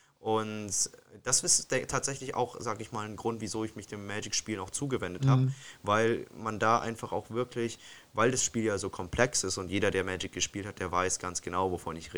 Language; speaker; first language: German; native; German